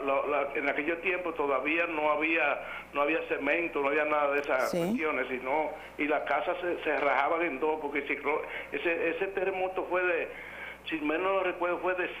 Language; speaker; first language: Spanish; native; Spanish